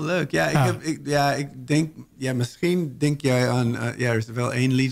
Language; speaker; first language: Dutch; non-native, learner; English